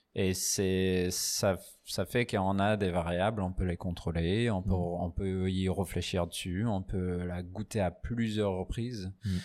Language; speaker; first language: French; non-native, fluent; English